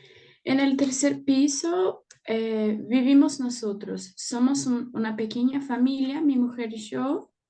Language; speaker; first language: Spanish; non-native, learner; Portuguese